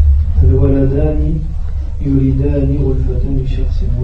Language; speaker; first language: Arabic; non-native, learner; French